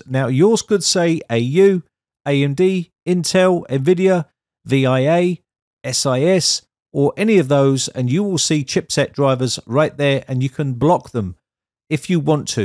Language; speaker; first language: English; native; English